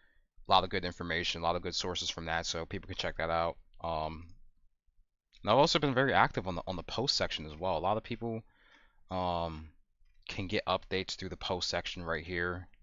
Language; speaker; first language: English; native; English